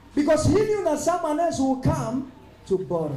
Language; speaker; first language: English; non-native, local second language; Swahili